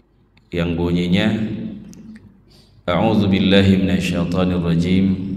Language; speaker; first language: Indonesian; native; Indonesian